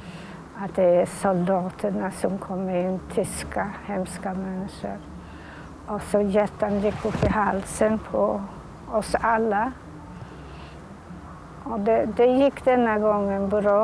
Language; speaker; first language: Swedish; non-native, fluent; Polish